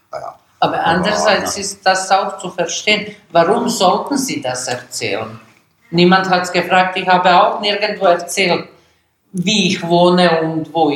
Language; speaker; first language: German; non-native, learner; Bosnian